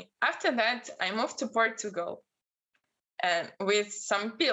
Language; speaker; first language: English; non-native, fluent; Russian